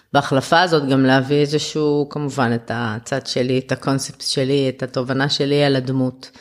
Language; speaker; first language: Hebrew; early bilingual, other home language; German